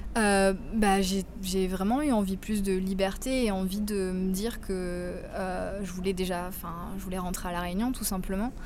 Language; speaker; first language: French; native; French